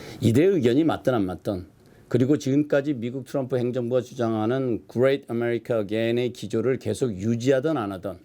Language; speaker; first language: Korean; native; Korean